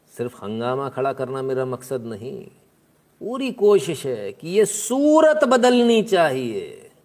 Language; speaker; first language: Hindi; native; Hindi